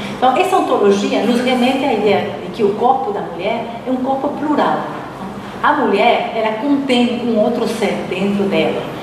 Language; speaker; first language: Portuguese; non-native, fluent; Spanish